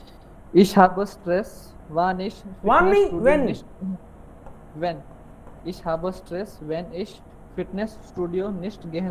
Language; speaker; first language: German; non-native, learner; Hindi